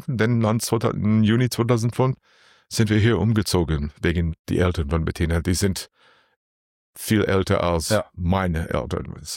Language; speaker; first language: German; non-native, learner; English